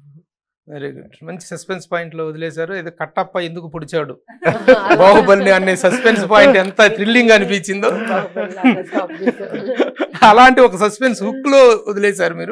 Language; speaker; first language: Telugu; native; Telugu